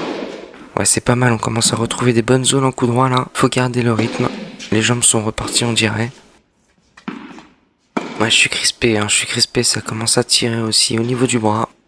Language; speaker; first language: French; native; French